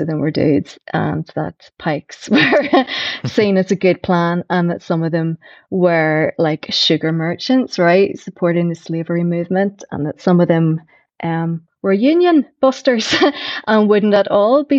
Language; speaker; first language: English; native; English